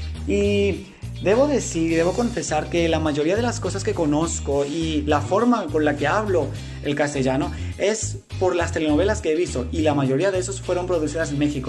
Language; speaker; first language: Spanish; non-native, fluent; Greek